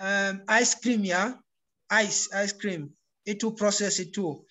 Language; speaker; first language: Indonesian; non-native, learner; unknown